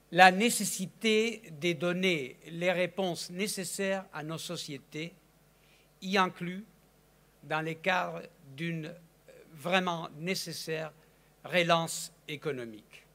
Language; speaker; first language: French; non-native, fluent; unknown